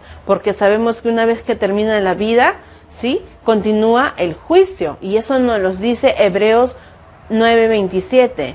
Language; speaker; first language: Spanish; native; Spanish